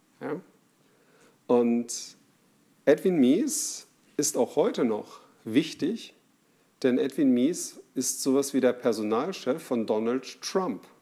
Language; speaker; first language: German; native; German